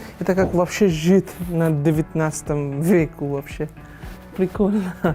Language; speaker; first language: Russian; non-native, fluent; Bangla